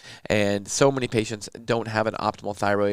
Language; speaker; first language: English; native; English